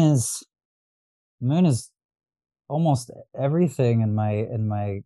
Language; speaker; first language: English; early bilingual, other home language; Arabic